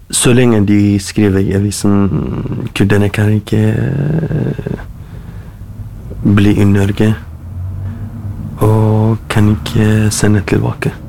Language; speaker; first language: Norwegian; non-native, learner; Kurdish